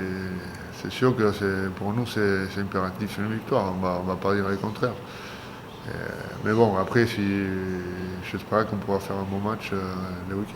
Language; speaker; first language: French; non-native, fluent; Spanish